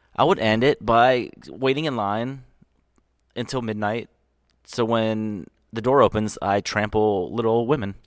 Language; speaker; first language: English; early bilingual, other home language; Filipino